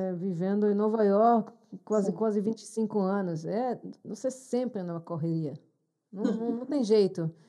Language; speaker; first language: Portuguese; non-native, fluent; Hebrew